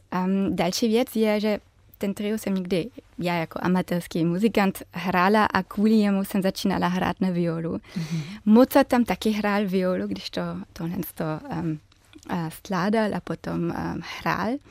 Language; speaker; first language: Czech; early bilingual, heritage; German